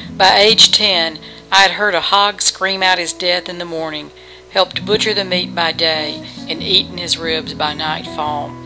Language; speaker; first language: English; native; English